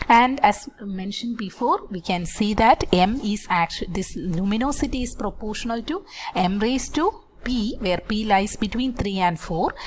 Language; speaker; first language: English; non-native, local second language; Malayalam